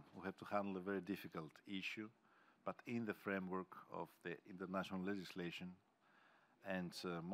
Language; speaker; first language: English; non-native, fluent; Greek